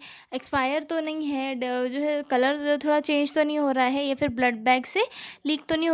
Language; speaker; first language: Hindi; native; Hindi